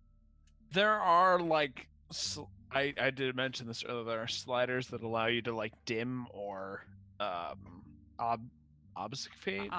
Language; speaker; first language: English; native; English